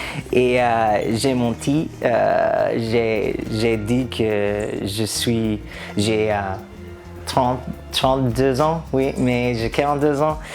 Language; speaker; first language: French; non-native, learner; English